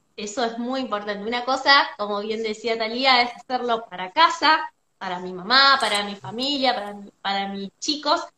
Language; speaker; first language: Spanish; native; Spanish